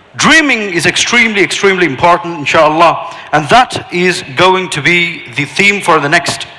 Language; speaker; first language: English; non-native, local second language; Malayalam